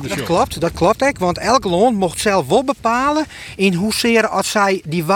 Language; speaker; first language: Dutch; native; Dutch